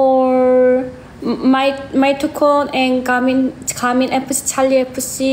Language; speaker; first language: English; non-native, learner; Korean